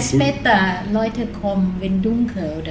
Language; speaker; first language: German; non-native, learner; Thai